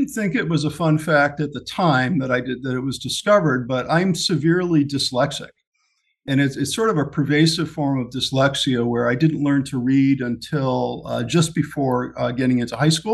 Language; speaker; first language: English; native; English